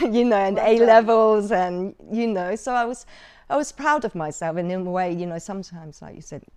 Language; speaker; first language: English; early bilingual, other home language; Cantonese